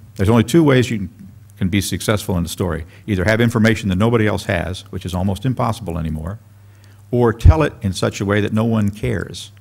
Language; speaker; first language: English; native; English